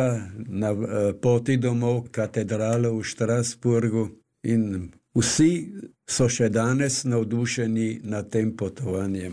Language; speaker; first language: Slovenian; native; Slovenian